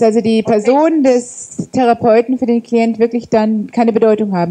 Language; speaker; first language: German; native; German